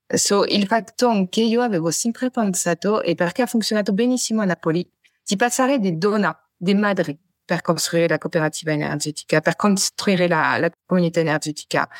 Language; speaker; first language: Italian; non-native, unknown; French